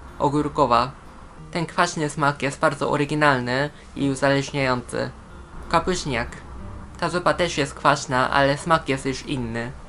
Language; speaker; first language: Polish; non-native, fluent; Japanese